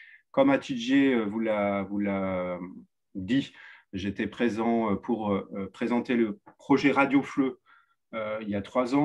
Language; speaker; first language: French; native; French